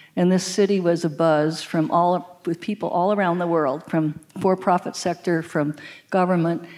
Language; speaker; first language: English; native; English